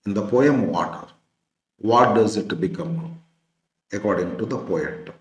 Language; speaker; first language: English; non-native, local second language; Kannada